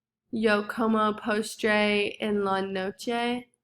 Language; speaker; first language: Spanish; non-native, learner; English